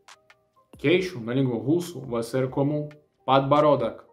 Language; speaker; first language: Portuguese; non-native, learner; Russian